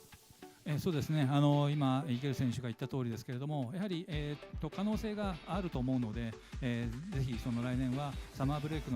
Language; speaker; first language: Japanese; native; Japanese